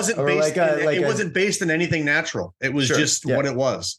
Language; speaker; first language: English; native; English